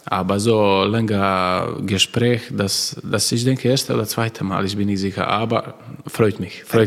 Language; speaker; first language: German; non-native, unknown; Croatian